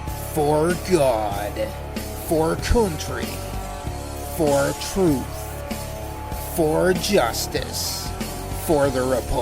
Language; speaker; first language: English; native; English